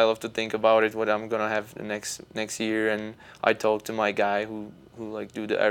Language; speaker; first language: English; non-native, fluent; Czech